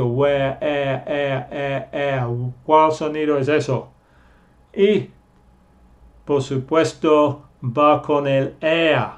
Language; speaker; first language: Spanish; non-native, fluent; English